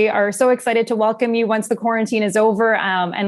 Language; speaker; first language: English; native; English